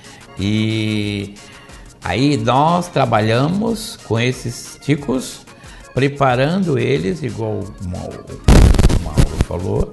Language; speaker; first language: Spanish; non-native, learner; Portuguese